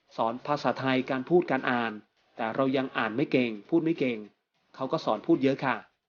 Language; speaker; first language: Thai; non-native, learner; Korean